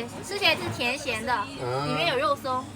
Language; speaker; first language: Chinese; native; Chinese